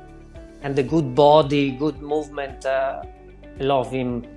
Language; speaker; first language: English; non-native, learner; Italian